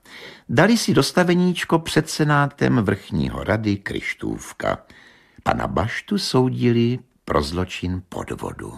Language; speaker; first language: Czech; native; Czech